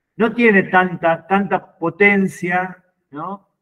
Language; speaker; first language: Spanish; native; Spanish